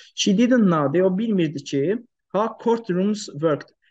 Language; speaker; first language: English; non-native, fluent; Azerbaijani